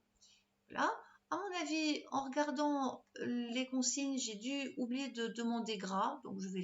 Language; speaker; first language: French; native; French